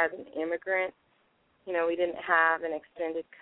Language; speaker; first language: English; early bilingual, other home language; French